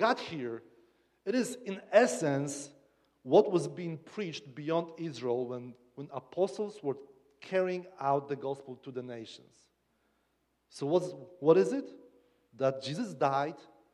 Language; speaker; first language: English; non-native, fluent; Polish